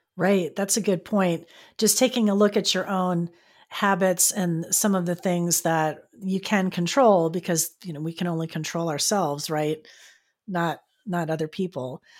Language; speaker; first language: English; native; English